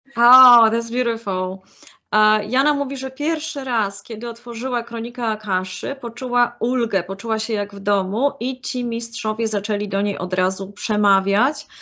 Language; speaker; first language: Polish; native; Polish